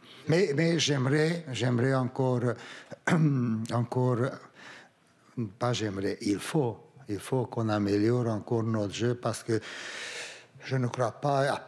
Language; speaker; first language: French; non-native, fluent; Romanian